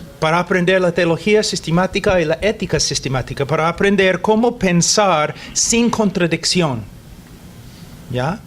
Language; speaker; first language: Spanish; non-native, fluent; English